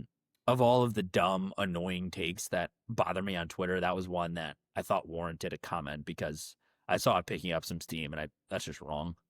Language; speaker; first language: English; native; English